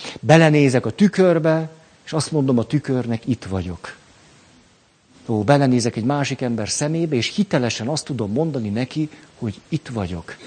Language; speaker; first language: Hungarian; native; Hungarian